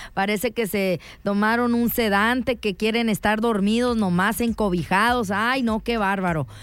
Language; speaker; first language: Spanish; native; Spanish